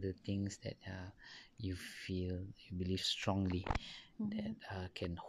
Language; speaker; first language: English; non-native, local second language; Malay